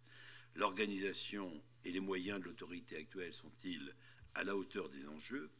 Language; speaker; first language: French; native; French